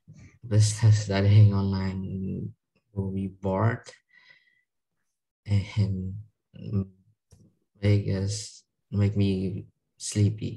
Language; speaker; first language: English; non-native, learner; Vietnamese